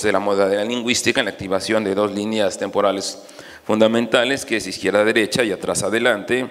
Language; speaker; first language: Spanish; native; Spanish